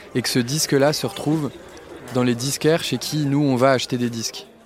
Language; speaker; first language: French; native; French